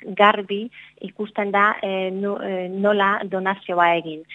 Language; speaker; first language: Basque; non-native, learner; Polish